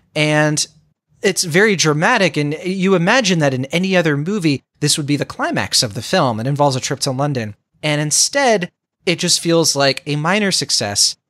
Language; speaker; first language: English; native; English